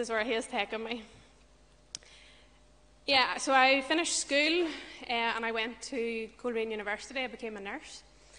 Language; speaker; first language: English; native; English